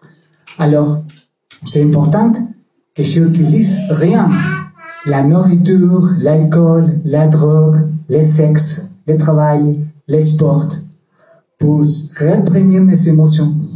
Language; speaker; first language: French; non-native, learner; Spanish